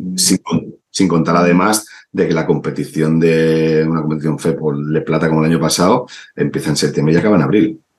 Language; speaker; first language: Spanish; native; Spanish